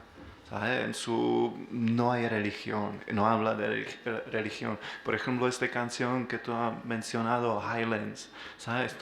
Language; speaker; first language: Spanish; non-native, learner; Czech